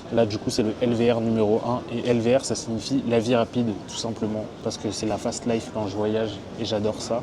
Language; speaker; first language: French; native; French